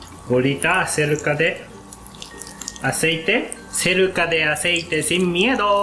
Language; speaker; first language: Spanish; non-native, learner; Japanese